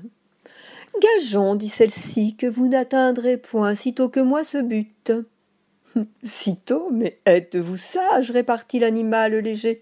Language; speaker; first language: French; native; French